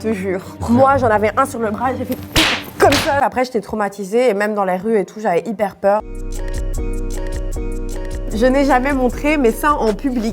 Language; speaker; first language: French; native; French